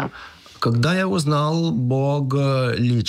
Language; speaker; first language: Russian; non-native, learner; Lithuanian